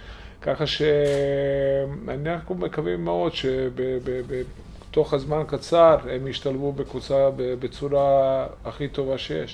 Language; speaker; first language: Hebrew; non-native, fluent; Serbian